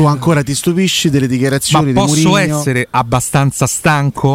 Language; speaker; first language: Italian; native; Italian